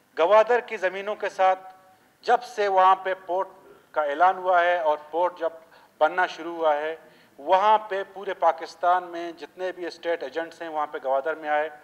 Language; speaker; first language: Urdu; non-native, local second language; Baluchi